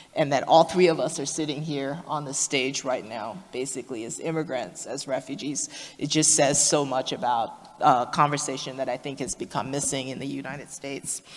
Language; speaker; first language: English; native; English